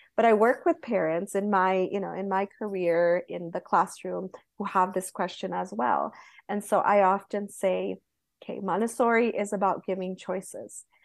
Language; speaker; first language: English; early bilingual, other home language; Spanish